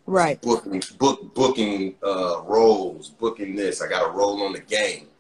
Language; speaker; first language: English; native; English